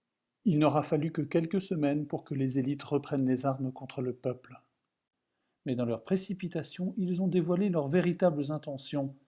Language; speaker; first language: French; native; French